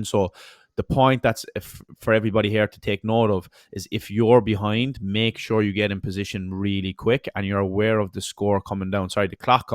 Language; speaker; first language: English; native; English